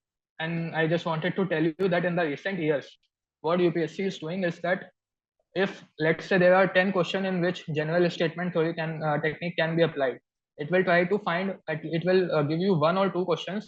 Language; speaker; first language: English; non-native, local second language; Hindi